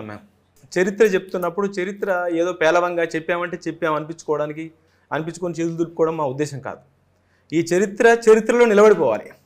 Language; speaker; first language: Telugu; native; Telugu